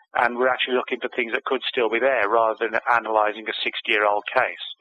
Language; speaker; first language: English; native; English